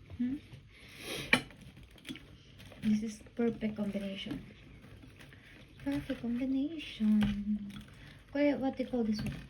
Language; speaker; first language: English; non-native, local second language; Filipino